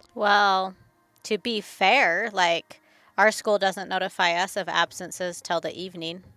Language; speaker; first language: English; native; English